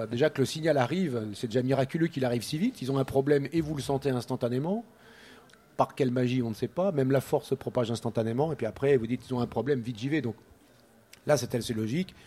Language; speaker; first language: French; native; French